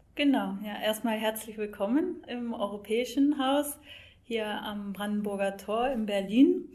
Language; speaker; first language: German; non-native, fluent; English